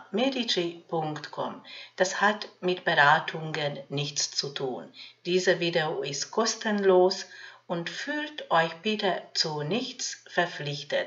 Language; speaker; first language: German; non-native, fluent; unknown